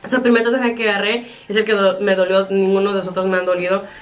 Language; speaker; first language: Spanish; early bilingual, heritage; Spanish